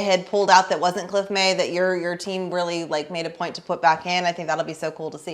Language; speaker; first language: English; native; English